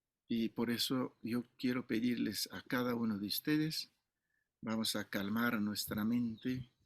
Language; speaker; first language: Spanish; non-native, fluent; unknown